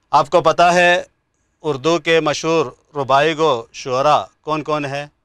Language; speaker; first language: Urdu; non-native, local second language; Malayalam